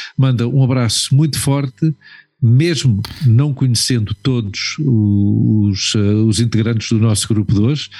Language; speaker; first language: Portuguese; native; Portuguese